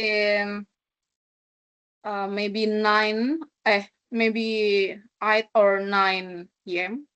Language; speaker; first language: English; non-native, learner; Indonesian